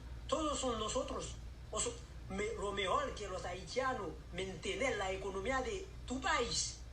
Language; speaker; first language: Spanish; non-native, learner; Haitian Creole